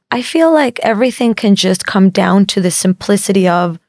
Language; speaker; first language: English; non-native, fluent; Spanish